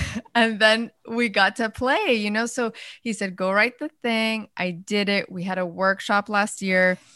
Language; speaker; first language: English; early bilingual, other home language; Spanish